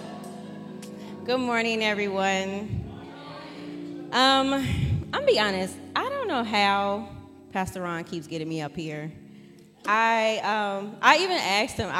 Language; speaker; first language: English; native; English